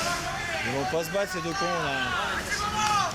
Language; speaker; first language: French; native; French